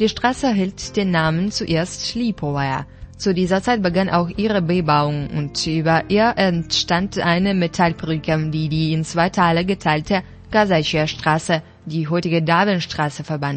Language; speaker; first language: German; non-native, fluent; Russian